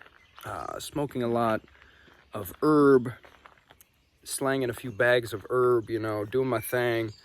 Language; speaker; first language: English; native; English